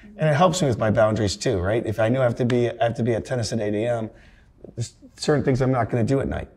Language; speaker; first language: English; native; English